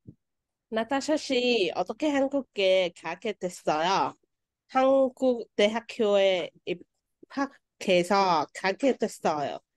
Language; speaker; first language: Korean; non-native, learner; Vietnamese